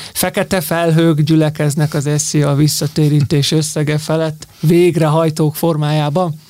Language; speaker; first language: Hungarian; native; Hungarian